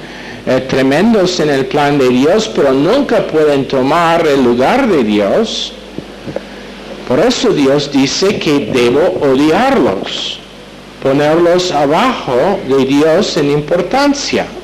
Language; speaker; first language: Spanish; non-native, fluent; English